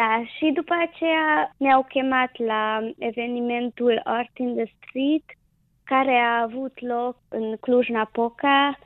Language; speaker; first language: Romanian; non-native, local second language; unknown